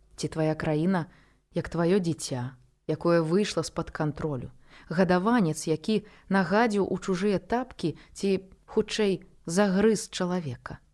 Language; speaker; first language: Belarusian; non-native, local second language; Russian